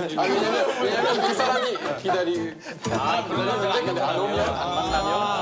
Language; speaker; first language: Korean; non-native, fluent; French